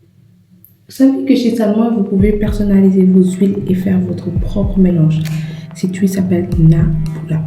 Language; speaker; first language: French; non-native, local second language; Wolof